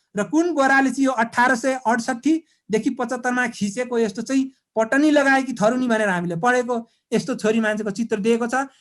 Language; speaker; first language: Nepali; non-native, local second language; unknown